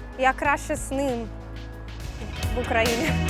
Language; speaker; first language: Ukrainian; non-native, learner; Italian